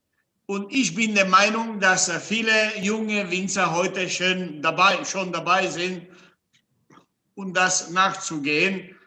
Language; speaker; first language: German; non-native, fluent; Italian